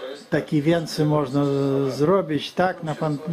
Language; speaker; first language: Polish; non-native, learner; Russian